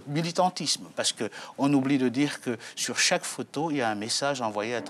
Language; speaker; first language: French; native; French